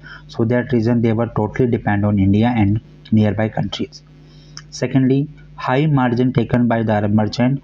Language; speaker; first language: English; non-native, local second language; Hindi